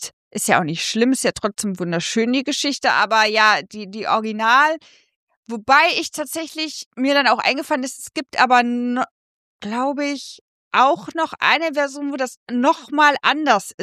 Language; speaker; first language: German; native; German